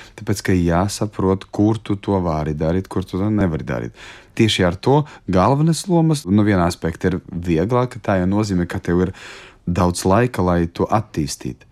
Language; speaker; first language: Latvian; non-native, local second language; Russian